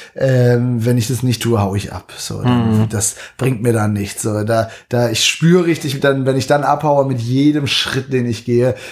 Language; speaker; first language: German; native; German